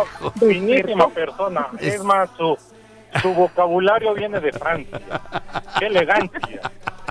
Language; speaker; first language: Spanish; native; Spanish